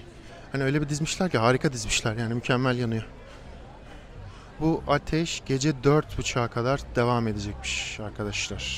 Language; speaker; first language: Turkish; native; Turkish